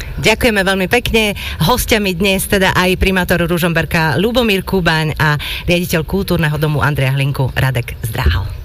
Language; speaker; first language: Slovak; native; Slovak